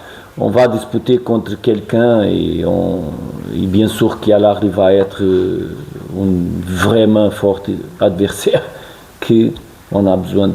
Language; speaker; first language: French; non-native, fluent; Portuguese